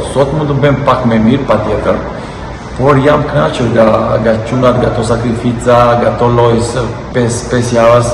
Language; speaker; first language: Albanian; non-native, learner; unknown